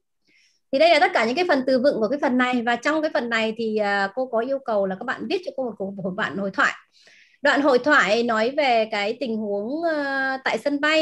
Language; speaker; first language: Vietnamese; native; Vietnamese